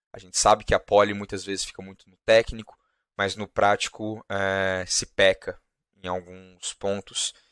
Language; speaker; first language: Portuguese; native; Portuguese